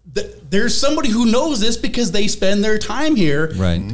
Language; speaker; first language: English; native; English